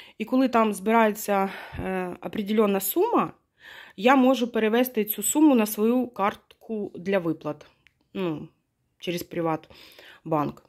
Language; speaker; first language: Ukrainian; non-native, local second language; Russian